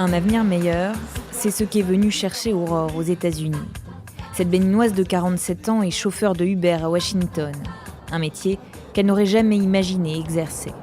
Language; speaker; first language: French; native; French